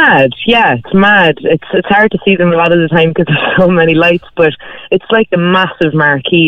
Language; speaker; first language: English; native; English